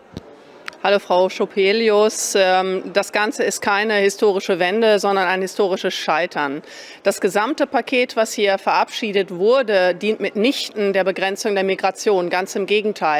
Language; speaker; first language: German; native; German